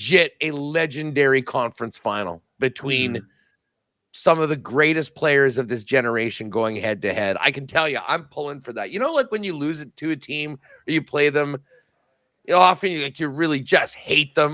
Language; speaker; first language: English; native; English